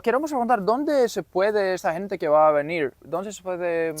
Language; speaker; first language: Spanish; non-native, fluent; Greek